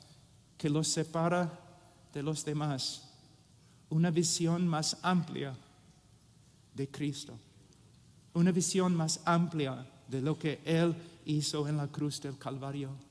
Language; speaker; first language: Spanish; non-native, fluent; English